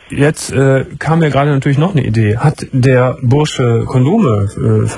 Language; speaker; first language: German; native; German